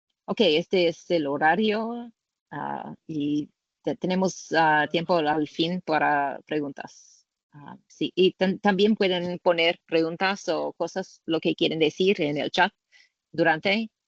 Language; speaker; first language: Spanish; non-native, learner; English